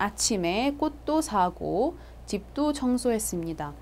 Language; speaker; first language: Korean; non-native, fluent; Arabic